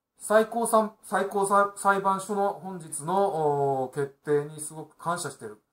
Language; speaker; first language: Japanese; native; Japanese